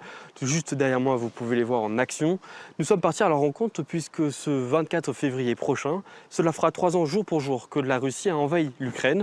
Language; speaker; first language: French; native; French